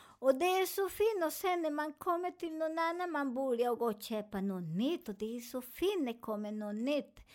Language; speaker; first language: Swedish; non-native, learner; Spanish